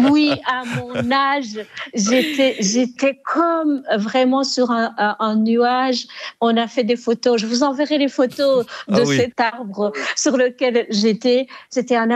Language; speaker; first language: French; non-native, local second language; Rundi